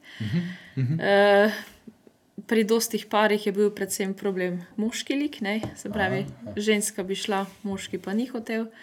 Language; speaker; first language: Slovenian; native; Slovenian